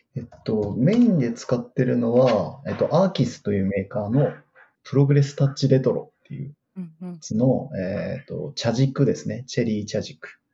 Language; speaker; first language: Japanese; native; Japanese